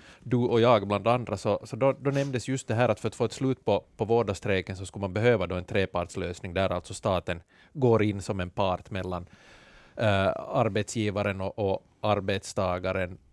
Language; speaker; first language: Swedish; native; Swedish